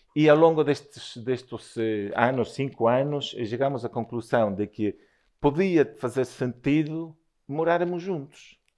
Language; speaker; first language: Portuguese; non-native, fluent; Spanish